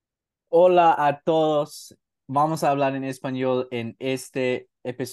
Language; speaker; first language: Spanish; non-native, learner; English